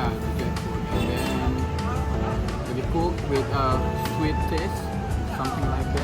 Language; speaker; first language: English; non-native, local second language; Indonesian